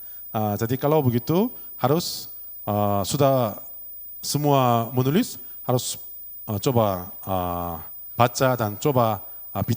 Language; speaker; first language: Indonesian; non-native, learner; Korean